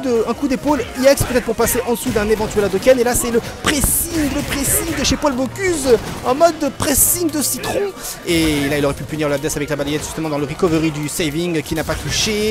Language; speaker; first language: French; native; French